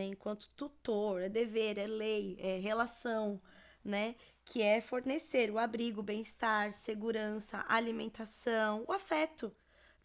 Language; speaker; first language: Portuguese; native; Portuguese